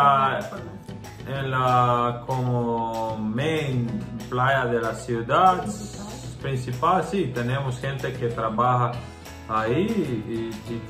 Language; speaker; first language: Spanish; non-native, learner; Croatian